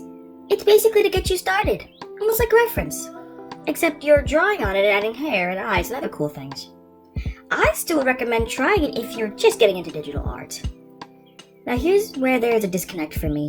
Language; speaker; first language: English; native; English